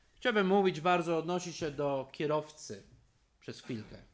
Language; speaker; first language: Polish; non-native, fluent; English